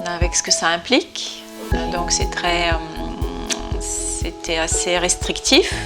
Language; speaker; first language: French; non-native, fluent; Bulgarian